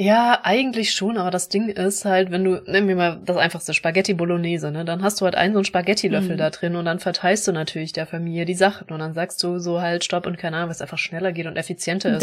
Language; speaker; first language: German; native; German